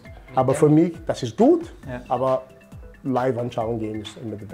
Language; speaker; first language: German; non-native, fluent; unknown